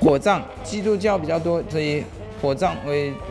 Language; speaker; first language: Chinese; non-native, fluent; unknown